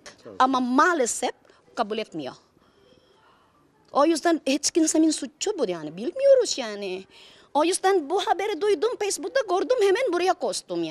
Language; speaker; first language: Turkish; non-native, learner; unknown